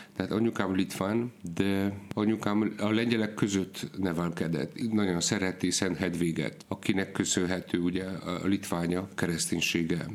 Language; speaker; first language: Hungarian; non-native, fluent; Polish